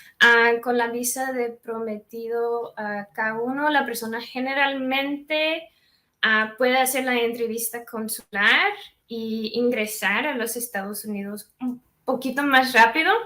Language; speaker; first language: Spanish; non-native, fluent; English